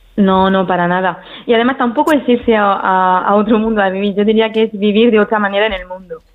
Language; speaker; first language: Spanish; early bilingual, heritage; French